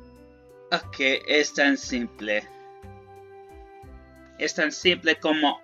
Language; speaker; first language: Spanish; non-native, learner; English